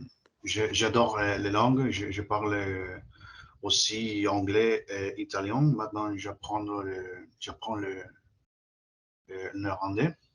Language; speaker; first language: French; non-native, fluent; Spanish